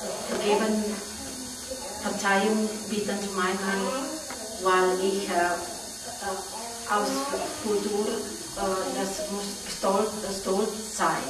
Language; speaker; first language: German; non-native, learner; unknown